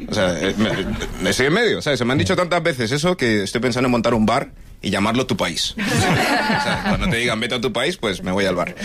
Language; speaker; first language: Spanish; early bilingual, other home language; English